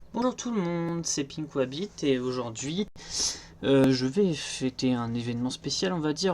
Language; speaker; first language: French; native; French